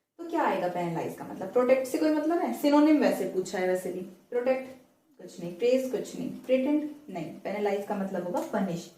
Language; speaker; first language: Hindi; native; Hindi